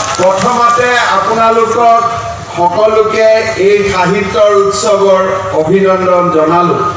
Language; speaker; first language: Assamese; non-native, local second language; Karbi